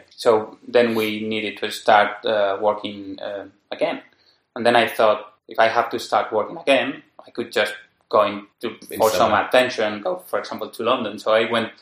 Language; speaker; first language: English; non-native, fluent; Spanish